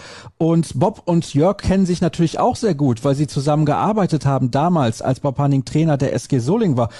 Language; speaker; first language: German; native; German